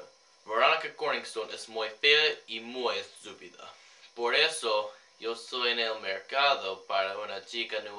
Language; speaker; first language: Spanish; non-native, learner; English